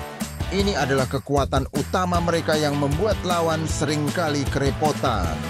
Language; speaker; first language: Indonesian; native; Indonesian